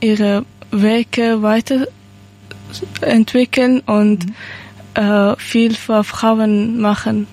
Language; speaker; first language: German; non-native, learner; Persian